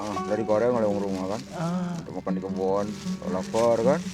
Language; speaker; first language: Indonesian; native; Indonesian